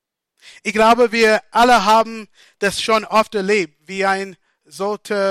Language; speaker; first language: German; non-native, fluent; English